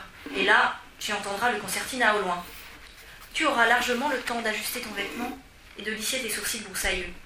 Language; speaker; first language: French; native; French